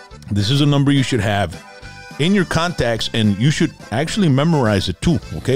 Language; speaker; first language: English; early bilingual, other home language; Spanish